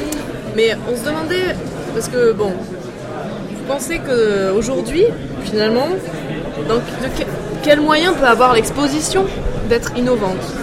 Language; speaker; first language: French; native; French